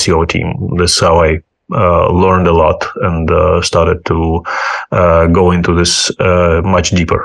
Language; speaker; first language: English; non-native, fluent; Ukrainian